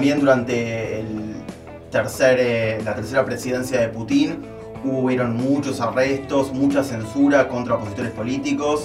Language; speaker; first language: Spanish; native; Spanish